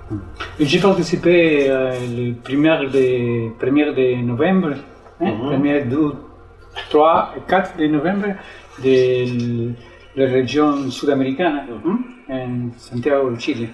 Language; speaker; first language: French; non-native, learner; Spanish